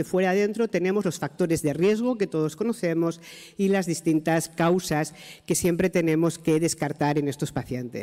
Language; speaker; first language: Spanish; native; Spanish